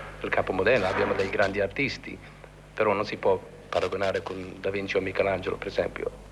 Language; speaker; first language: Italian; early bilingual, heritage; English